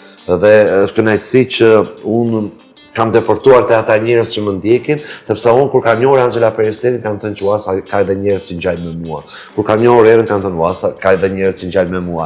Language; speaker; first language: Albanian; native; Albanian